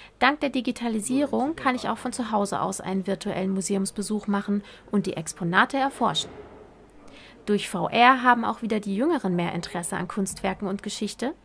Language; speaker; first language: German; non-native, fluent; Chinese